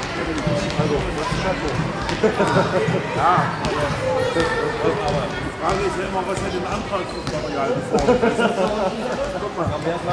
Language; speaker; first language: German; native; German